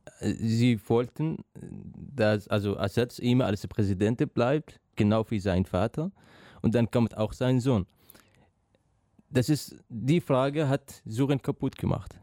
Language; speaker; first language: German; non-native, learner; Arabic